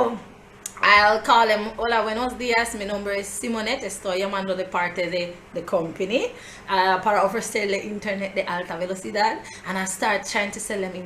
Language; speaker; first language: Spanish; non-native, fluent; English